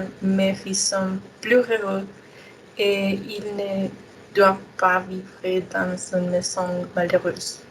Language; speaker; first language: French; non-native, learner; Spanish